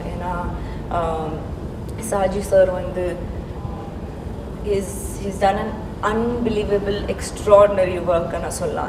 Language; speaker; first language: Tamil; non-native, local second language; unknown